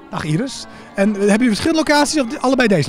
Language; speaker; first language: Dutch; native; Dutch